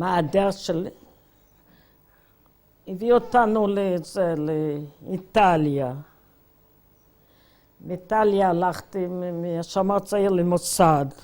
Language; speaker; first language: Hebrew; non-native, fluent; Yiddish